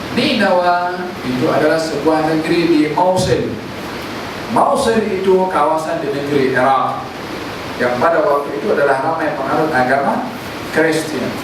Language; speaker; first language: Malay; native; Malay